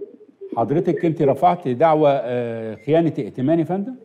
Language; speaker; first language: Arabic; native; Arabic